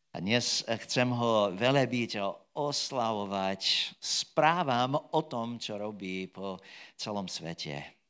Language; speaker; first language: Slovak; non-native, fluent; English